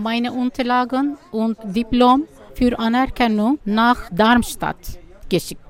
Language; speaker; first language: German; non-native, learner; Turkish